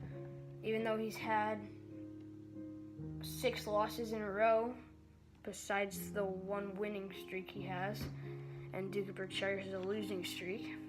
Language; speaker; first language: English; native; English